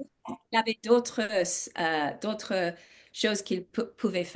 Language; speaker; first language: French; non-native, learner; English